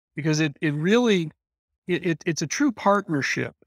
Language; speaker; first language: English; native; English